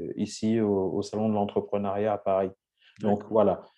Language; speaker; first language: French; native; French